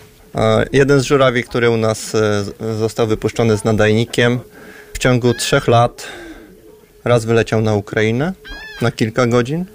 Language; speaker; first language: Polish; native; Polish